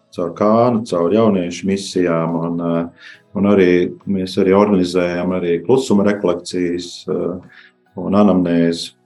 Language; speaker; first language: Latvian; native; Latvian